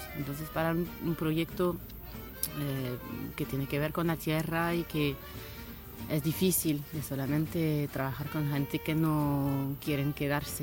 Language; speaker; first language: Spanish; non-native, fluent; French